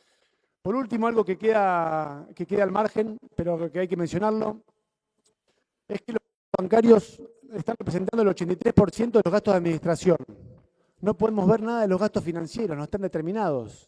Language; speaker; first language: Spanish; native; Spanish